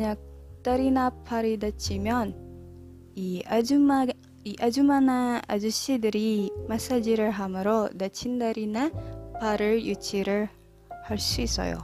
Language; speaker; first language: Korean; non-native, learner; Indonesian